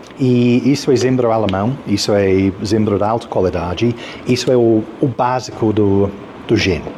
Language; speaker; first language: Portuguese; non-native, fluent; English